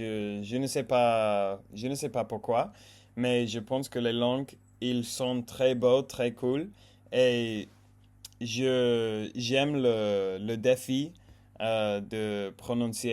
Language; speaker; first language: French; non-native, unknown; English